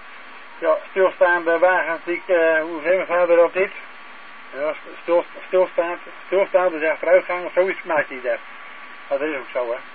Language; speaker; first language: Dutch; native; Dutch